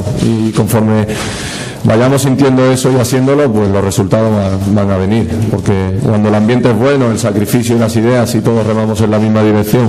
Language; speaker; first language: Spanish; native; Spanish